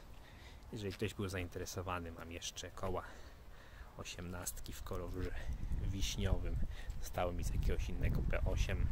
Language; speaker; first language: Polish; native; Polish